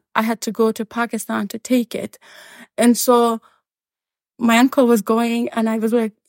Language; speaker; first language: English; non-native, fluent; Pashto